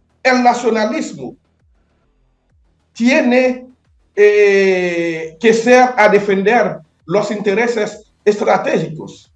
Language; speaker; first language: Spanish; non-native, fluent; Haitian Creole